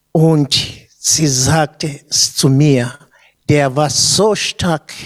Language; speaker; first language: German; non-native, fluent; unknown